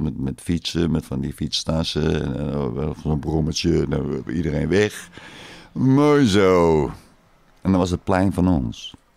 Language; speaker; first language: Dutch; native; Dutch